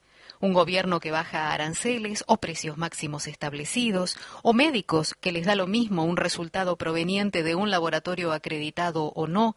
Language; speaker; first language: Spanish; native; Spanish